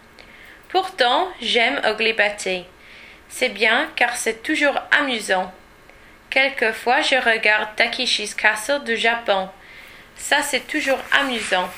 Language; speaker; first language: French; non-native, learner; English